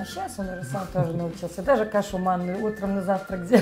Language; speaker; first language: Russian; native; Russian